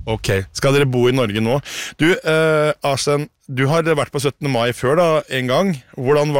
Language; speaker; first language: Norwegian; native; Norwegian